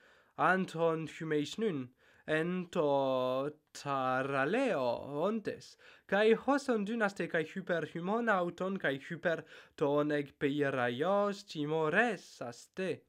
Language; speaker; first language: Greek; non-native, fluent; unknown